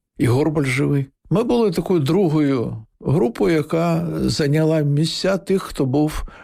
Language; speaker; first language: Ukrainian; non-native, local second language; Russian